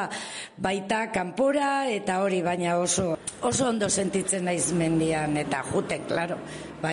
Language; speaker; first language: Basque; non-native, local second language; Spanish